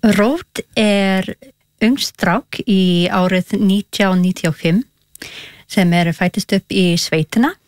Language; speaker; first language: Icelandic; non-native, learner; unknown